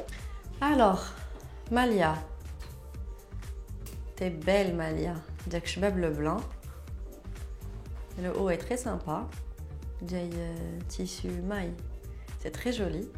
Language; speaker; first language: French; non-native, local second language; Arabic